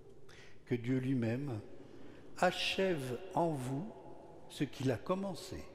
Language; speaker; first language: French; native; French